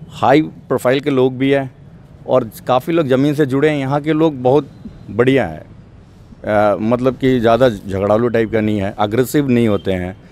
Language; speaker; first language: Hindi; native; Hindi